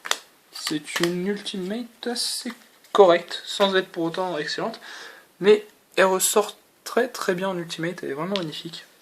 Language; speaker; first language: French; native; French